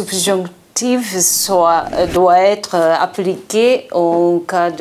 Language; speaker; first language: French; non-native, learner; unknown